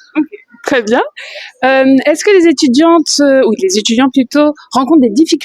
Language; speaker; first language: French; native; French